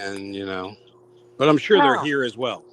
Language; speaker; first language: English; native; English